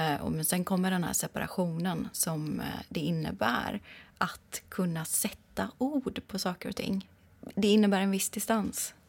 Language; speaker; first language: Swedish; native; Swedish